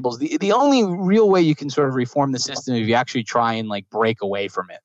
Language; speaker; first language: English; native; English